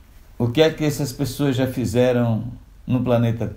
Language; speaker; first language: Portuguese; non-native, local second language; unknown